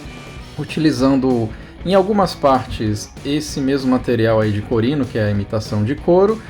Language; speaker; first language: Portuguese; native; Portuguese